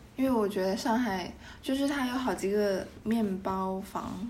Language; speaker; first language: Chinese; native; Chinese